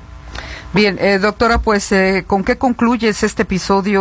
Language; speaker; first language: Spanish; native; Spanish